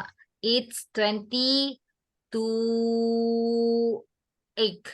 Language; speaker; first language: English; non-native, learner; Indonesian